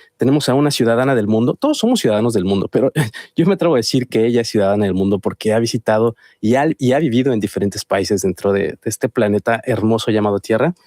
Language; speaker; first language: Spanish; native; Spanish